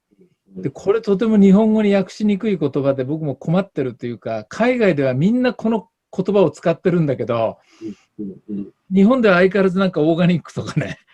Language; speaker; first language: Japanese; native; Japanese